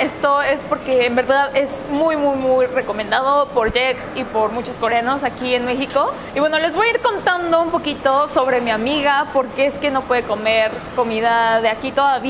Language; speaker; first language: Spanish; early bilingual, other home language; Korean